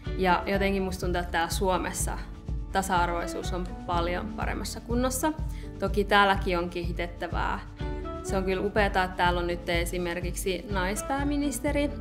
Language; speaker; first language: Finnish; early bilingual, other home language; Nepali